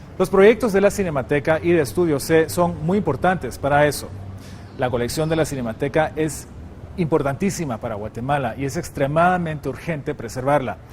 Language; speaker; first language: Spanish; native; Spanish